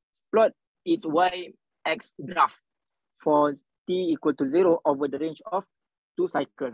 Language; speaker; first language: English; non-native, local second language; Malay